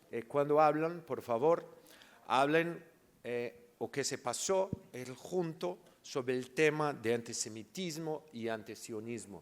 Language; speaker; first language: Spanish; non-native, learner; Portuguese